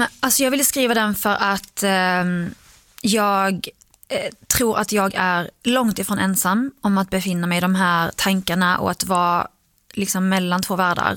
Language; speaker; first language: Swedish; early bilingual, other home language; Arabic